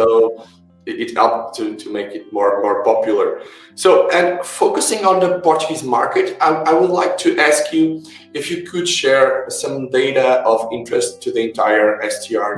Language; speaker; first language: English; non-native, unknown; Portuguese